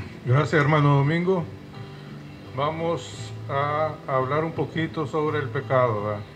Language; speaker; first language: Spanish; native; Spanish